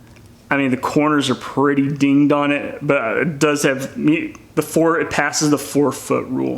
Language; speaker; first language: English; native; English